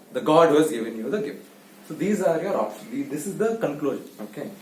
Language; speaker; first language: English; non-native, local second language; Kannada